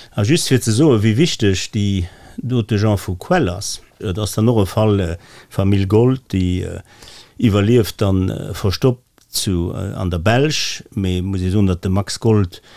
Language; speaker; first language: Luxembourgish; native; Luxembourgish